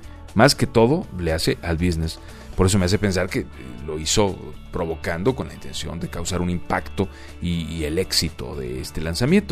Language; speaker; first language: Spanish; native; Spanish